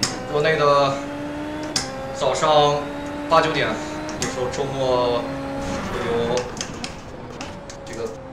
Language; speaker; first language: Chinese; native; Chinese